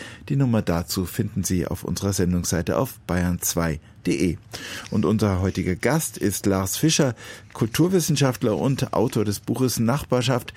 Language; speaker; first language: German; native; German